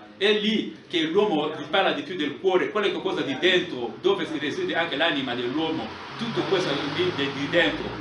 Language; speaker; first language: Italian; non-native, fluent; Lingala